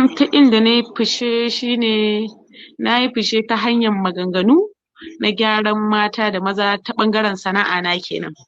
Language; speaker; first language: Hausa; non-native, local second language; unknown